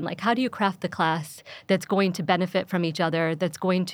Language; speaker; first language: English; early bilingual, other home language; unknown